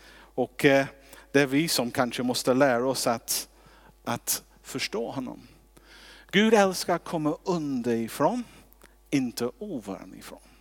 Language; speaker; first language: Swedish; non-native, fluent; English